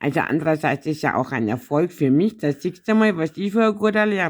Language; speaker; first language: German; native; German